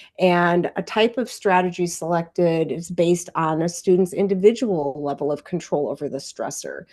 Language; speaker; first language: English; native; English